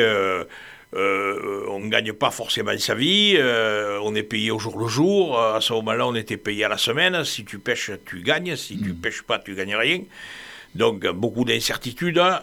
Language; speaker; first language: French; native; French